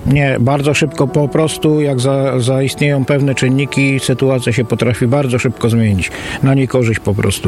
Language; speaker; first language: Polish; native; Polish